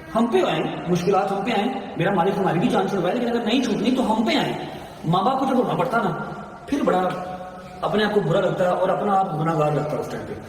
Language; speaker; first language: Urdu; non-native, local second language; Punjabi